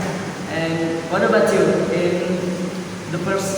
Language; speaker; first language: English; non-native, learner; Indonesian